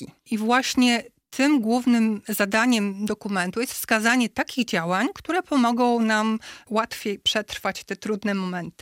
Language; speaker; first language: Polish; native; Polish